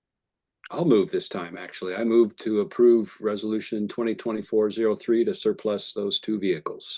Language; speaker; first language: English; native; English